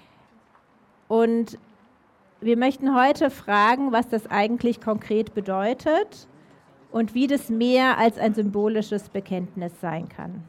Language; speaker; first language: German; native; German